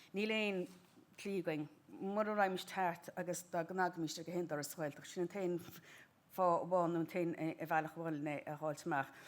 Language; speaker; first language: Irish; native; Irish